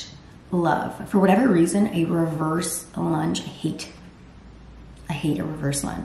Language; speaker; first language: English; native; English